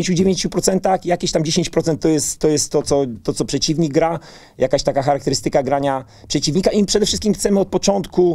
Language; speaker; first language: Polish; native; Polish